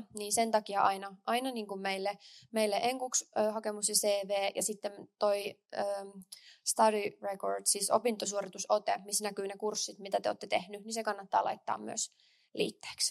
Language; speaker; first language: Finnish; native; Finnish